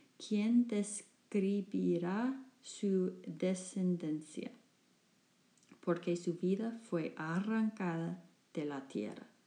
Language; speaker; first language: Spanish; non-native, learner; English